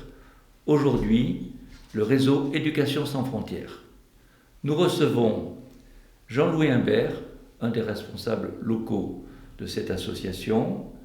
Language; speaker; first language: French; native; French